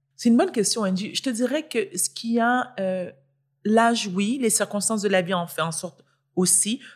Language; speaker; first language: French; native; French